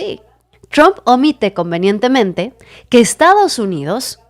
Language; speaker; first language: Spanish; native; Spanish